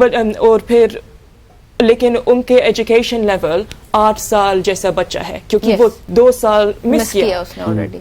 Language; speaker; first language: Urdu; early bilingual, heritage; Urdu